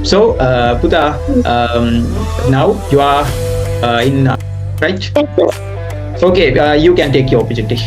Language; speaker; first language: English; non-native, fluent; Sinhala